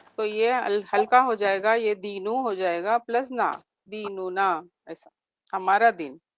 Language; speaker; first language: Urdu; native; Urdu